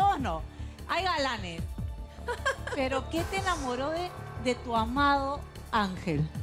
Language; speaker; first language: Spanish; native; Spanish